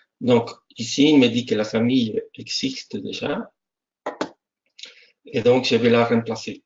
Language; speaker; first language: French; non-native, fluent; Spanish